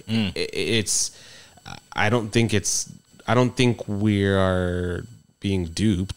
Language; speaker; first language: English; native; English